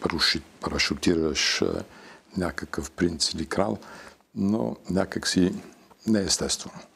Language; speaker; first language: Bulgarian; early bilingual, heritage; Bulgarian